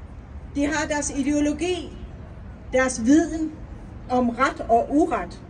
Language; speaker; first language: Danish; non-native, fluent; Persian